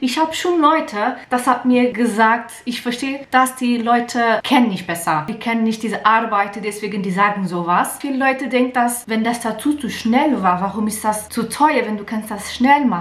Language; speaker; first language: German; non-native, learner; Portuguese